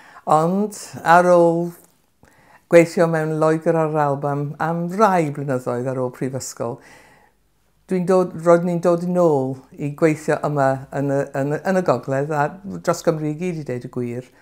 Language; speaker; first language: Welsh; non-native, local second language; English